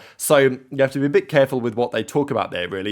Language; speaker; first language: English; native; English